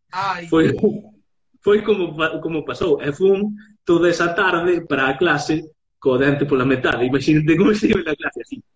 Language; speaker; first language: Galician; native; Galician